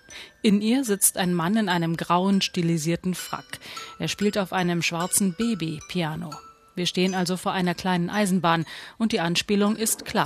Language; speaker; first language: German; native; German